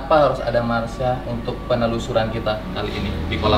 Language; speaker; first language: Indonesian; native; Indonesian